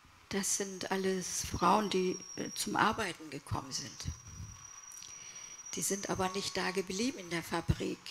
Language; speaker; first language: German; early bilingual, other home language; Kurdish